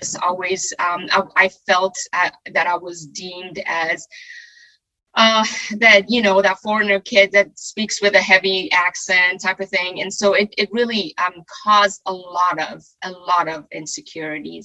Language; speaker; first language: English; non-native, fluent; Persian